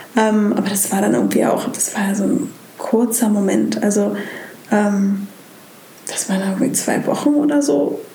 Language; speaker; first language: German; native; German